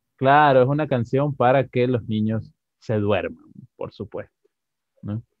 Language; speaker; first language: Spanish; native; Spanish